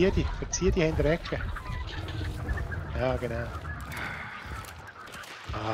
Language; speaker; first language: German; native; German